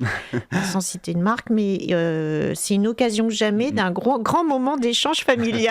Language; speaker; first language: French; native; French